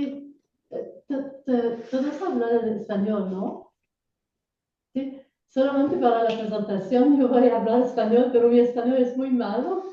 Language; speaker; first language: Spanish; non-native, learner; French